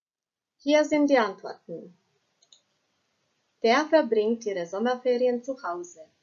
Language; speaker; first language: German; non-native, fluent; Croatian